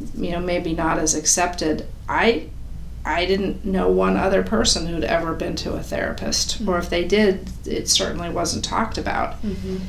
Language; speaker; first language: English; native; English